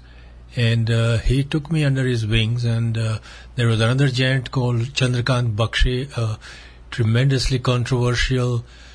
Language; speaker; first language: English; non-native, local second language; Gujarati